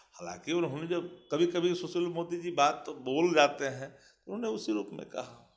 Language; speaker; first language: Hindi; native; Hindi